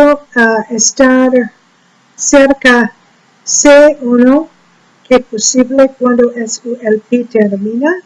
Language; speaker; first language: Spanish; non-native, learner; English